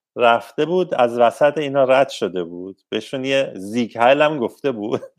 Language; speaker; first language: Persian; native; Persian